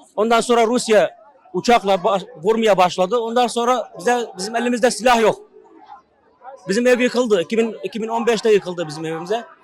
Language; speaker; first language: Turkish; non-native, learner; Arabic